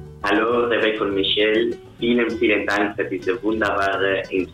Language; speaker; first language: German; non-native, fluent; Spanish